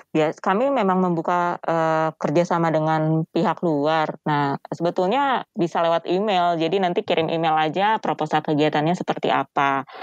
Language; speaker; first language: Indonesian; native; Indonesian